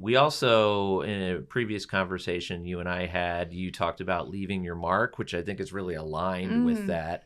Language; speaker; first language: English; native; English